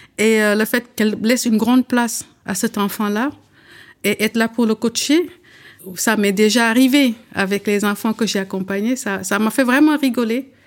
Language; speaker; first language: French; early bilingual, other home language; Wolof